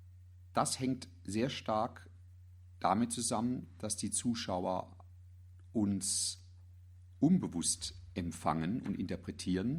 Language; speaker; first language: German; native; German